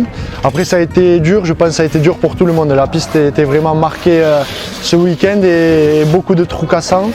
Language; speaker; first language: French; native; French